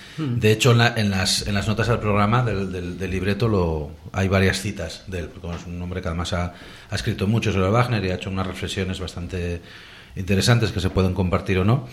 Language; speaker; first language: Spanish; native; Spanish